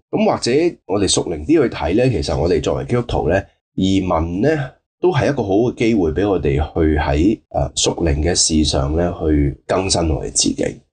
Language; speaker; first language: Cantonese; native; Cantonese